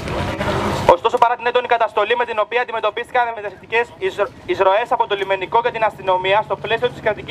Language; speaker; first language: Greek; native; Greek